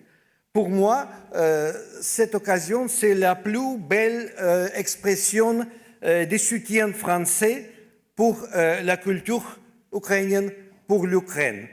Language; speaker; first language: French; non-native, fluent; Ukrainian